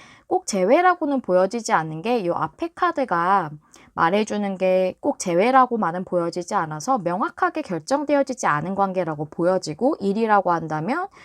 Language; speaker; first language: Korean; native; Korean